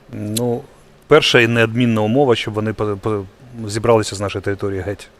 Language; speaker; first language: Ukrainian; non-native, local second language; Russian